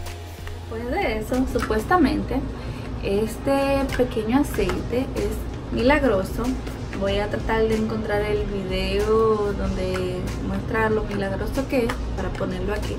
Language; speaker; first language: Spanish; early bilingual, heritage; Spanish